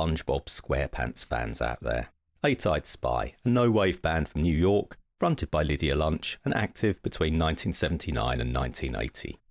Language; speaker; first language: English; native; English